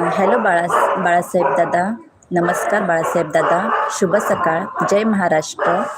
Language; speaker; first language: Hindi; non-native, local second language; Marathi